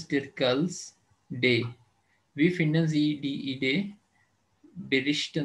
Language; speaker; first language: German; non-native, fluent; Urdu